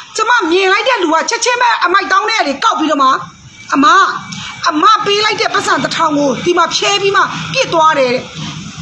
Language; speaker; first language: Burmese; non-native, local second language; Shan